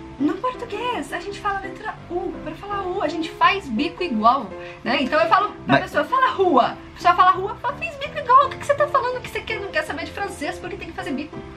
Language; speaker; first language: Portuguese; native; Portuguese